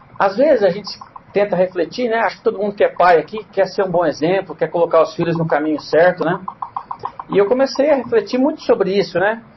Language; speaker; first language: Portuguese; native; Portuguese